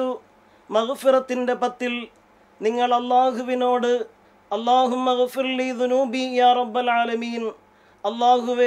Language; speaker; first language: Malayalam; native; Malayalam